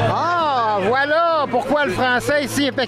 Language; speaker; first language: French; native; French